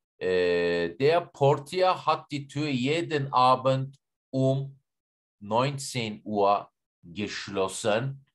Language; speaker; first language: German; non-native, fluent; Turkish